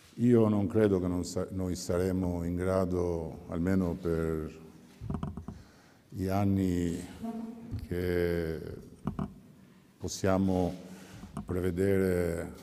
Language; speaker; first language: Italian; non-native, fluent; Albanian